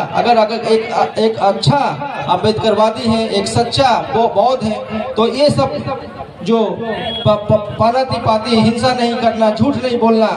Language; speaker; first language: Hindi; native; Hindi